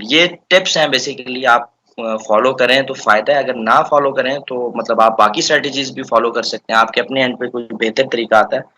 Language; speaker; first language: Urdu; native; Urdu